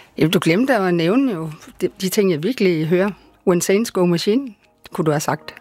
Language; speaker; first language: Danish; native; Danish